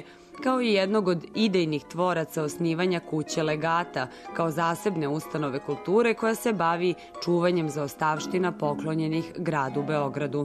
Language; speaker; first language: Serbian; native; Serbian